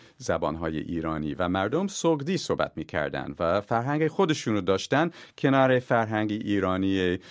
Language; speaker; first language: Persian; non-native, fluent; English